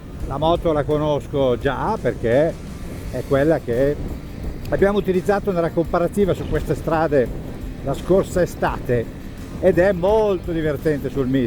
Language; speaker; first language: Italian; native; Italian